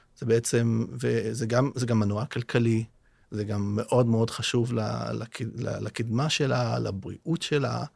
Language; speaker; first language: Hebrew; non-native, local second language; Arabic